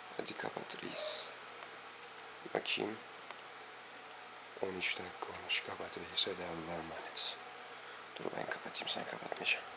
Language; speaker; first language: Turkish; native; Turkish